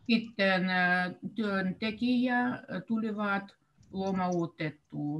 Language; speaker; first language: Finnish; non-native, learner; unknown